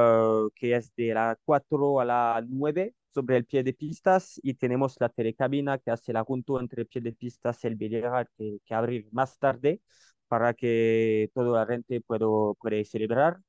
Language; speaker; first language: Spanish; non-native, learner; French